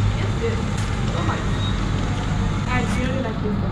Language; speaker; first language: English; non-native, learner; Korean